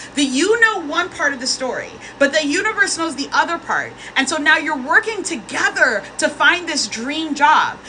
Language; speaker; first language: English; native; English